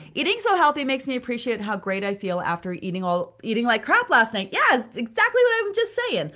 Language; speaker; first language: English; native; English